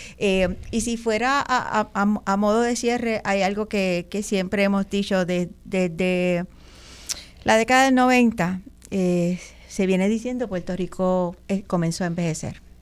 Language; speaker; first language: Spanish; native; Spanish